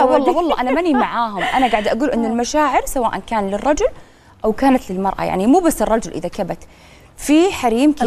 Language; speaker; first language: Arabic; native; Arabic